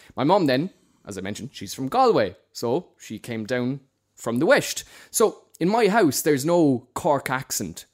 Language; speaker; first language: English; native; English